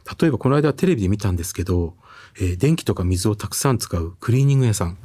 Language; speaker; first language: Japanese; native; Japanese